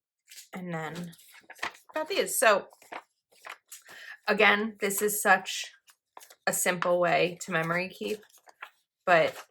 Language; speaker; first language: English; native; English